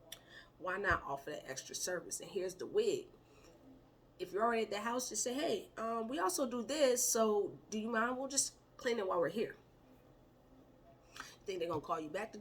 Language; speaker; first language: English; native; English